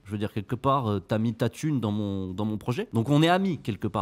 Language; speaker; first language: French; native; French